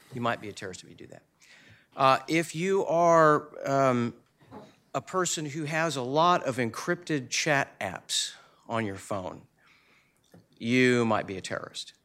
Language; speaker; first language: English; native; English